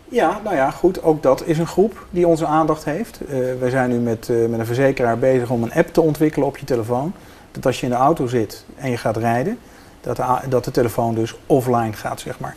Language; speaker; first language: Dutch; native; Dutch